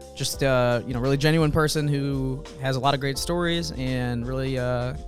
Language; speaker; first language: English; native; English